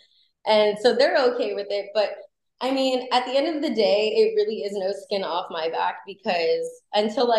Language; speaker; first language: English; native; English